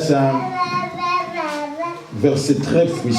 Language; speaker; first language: French; non-native, local second language; Lingala